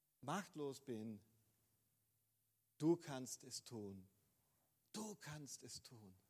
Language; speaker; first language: German; non-native, fluent; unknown